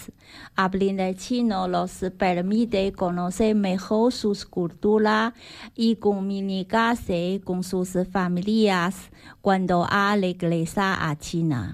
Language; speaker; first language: Spanish; non-native, learner; Chinese